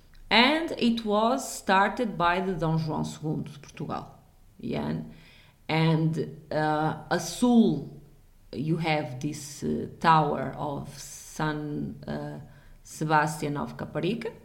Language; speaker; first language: English; non-native, fluent; Portuguese